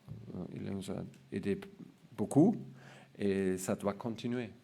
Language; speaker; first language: French; non-native, learner; German